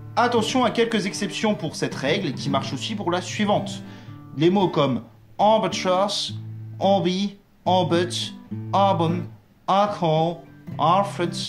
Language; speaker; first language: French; native; French